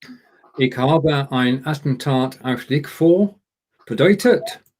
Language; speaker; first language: German; non-native, learner; English